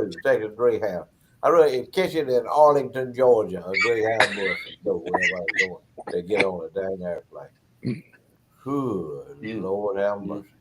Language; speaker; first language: English; native; English